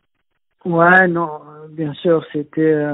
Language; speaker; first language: French; non-native, fluent; Swedish